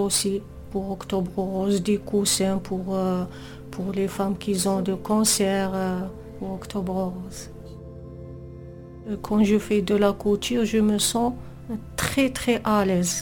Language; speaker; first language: French; non-native, local second language; Arabic